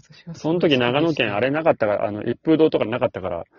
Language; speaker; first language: Japanese; native; Japanese